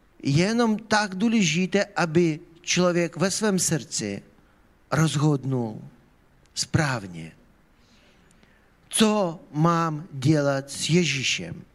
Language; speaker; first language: Czech; non-native, fluent; Ukrainian